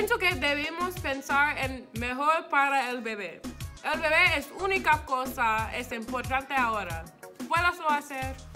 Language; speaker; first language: Spanish; non-native, learner; English